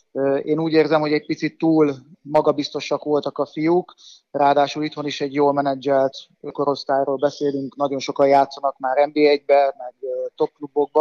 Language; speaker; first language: Hungarian; native; Hungarian